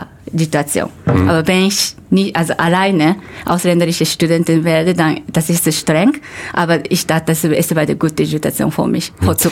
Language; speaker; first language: German; non-native, fluent; Japanese